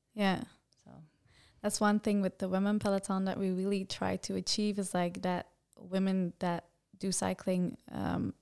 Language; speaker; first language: English; non-native, fluent; Dutch